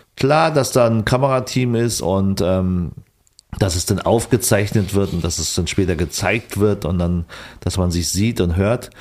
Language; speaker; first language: German; early bilingual, other home language; Vietnamese